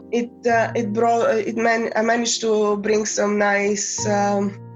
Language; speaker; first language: English; non-native, fluent; Bulgarian